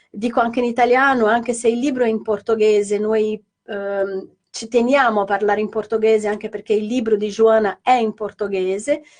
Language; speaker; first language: Italian; non-native, fluent; Portuguese